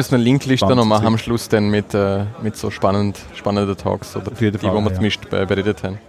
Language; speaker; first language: German; native; German